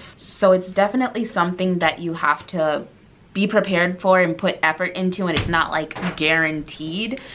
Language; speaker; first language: English; native; English